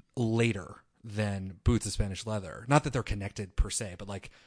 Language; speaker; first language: English; native; English